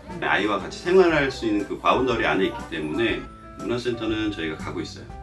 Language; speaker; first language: Korean; native; Korean